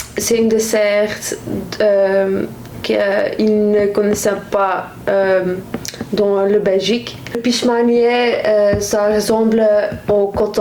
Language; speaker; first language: French; non-native, local second language; Turkish